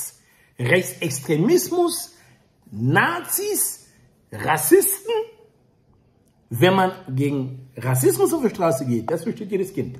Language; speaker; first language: German; early bilingual, other home language; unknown